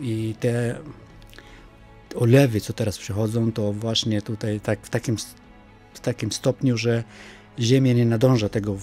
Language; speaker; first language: Polish; non-native, fluent; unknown